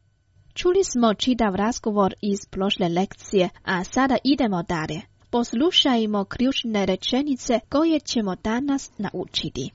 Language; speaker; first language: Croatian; non-native, fluent; Chinese